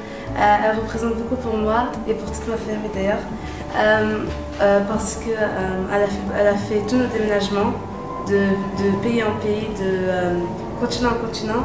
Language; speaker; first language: French; early bilingual, heritage; French